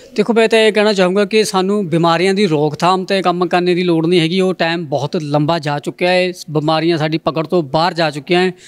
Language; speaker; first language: Punjabi; native; Punjabi